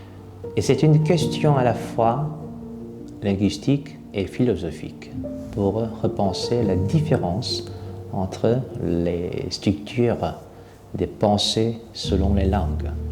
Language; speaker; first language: French; non-native, fluent; Korean